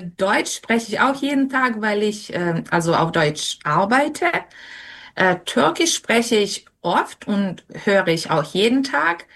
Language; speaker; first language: German; non-native, fluent; Serbian